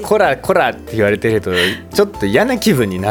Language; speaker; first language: Japanese; native; Japanese